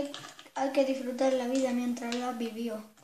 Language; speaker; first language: Spanish; native; Spanish